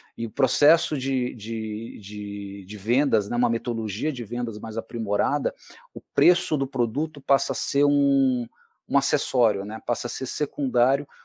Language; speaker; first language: Portuguese; native; Portuguese